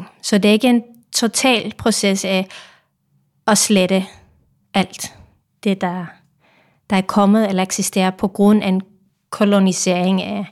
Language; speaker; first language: Danish; non-native, fluent; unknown